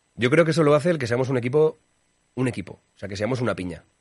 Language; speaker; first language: Spanish; native; Spanish